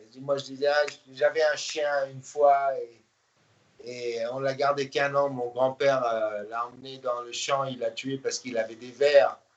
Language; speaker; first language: French; non-native, fluent; English